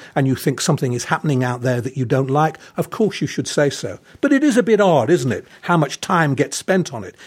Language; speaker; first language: English; native; English